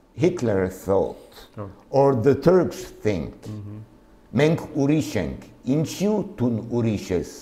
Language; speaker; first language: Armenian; early bilingual, heritage; French